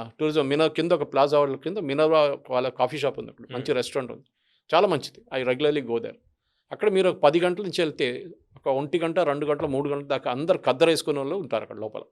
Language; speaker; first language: Telugu; non-native, local second language; Malayalam